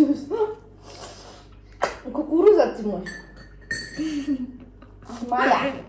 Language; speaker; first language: Russian; non-native, local second language; Kazakh